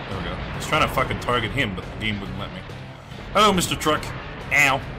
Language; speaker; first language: English; native; English